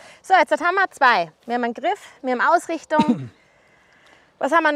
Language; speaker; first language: German; native; German